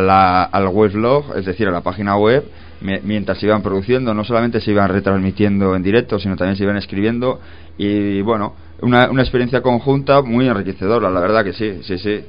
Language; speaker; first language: Spanish; native; Spanish